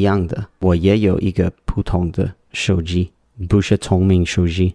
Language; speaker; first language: Chinese; non-native, learner; English